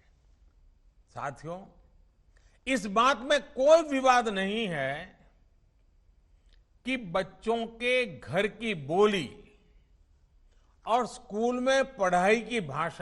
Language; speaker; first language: Hindi; non-native, local second language; Gujarati